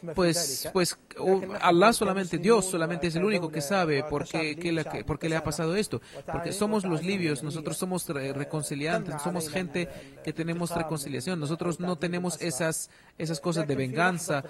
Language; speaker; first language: Spanish; non-native, fluent; Arabic